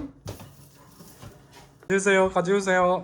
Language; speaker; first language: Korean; non-native, learner; Tamil